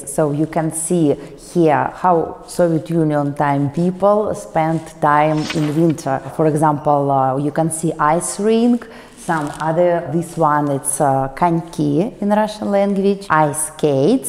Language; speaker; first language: English; non-native, fluent; Russian